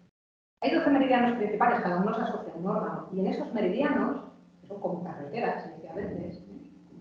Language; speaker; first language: Spanish; native; Spanish